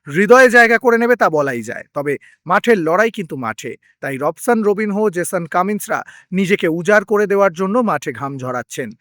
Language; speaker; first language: Bangla; native; Bangla